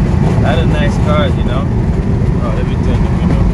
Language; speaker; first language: English; native; English